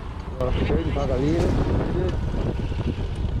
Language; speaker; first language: German; native; German